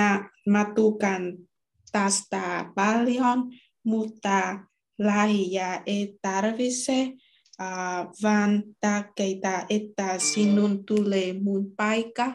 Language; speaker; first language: Finnish; non-native, learner; Vietnamese